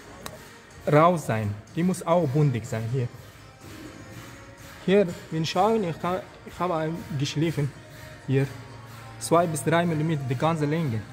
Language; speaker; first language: German; non-native, learner; Persian